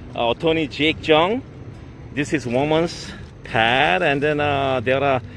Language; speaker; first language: English; non-native, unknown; Korean